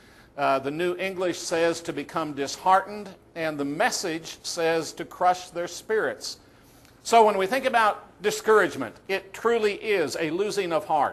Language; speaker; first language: English; native; English